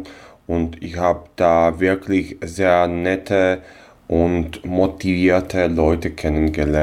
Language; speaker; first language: German; non-native, local second language; Slovak